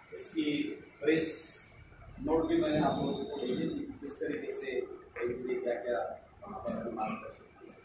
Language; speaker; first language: Hindi; non-native, local second language; Marathi